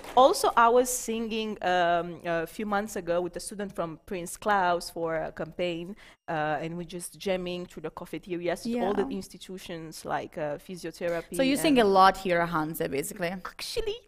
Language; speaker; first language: English; non-native, fluent; Romanian